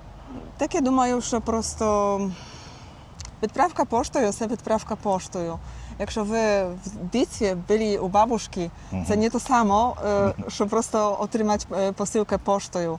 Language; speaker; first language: Ukrainian; non-native, fluent; Polish